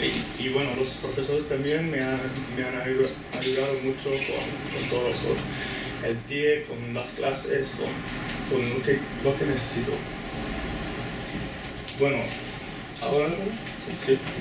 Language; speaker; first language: Spanish; non-native, fluent; English